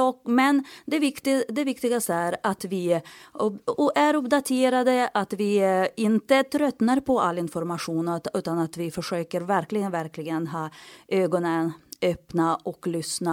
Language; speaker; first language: Swedish; non-native, fluent; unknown